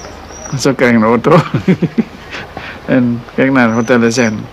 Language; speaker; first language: Dutch; non-native, local second language; Indonesian